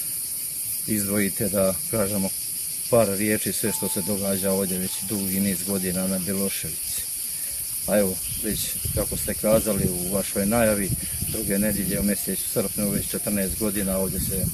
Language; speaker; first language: Bosnian; native; Bosnian